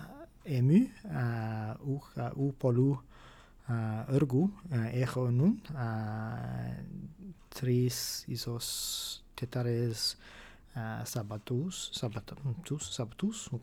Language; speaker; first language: Greek; non-native, fluent; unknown